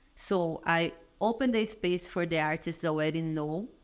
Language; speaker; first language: English; non-native, learner; Portuguese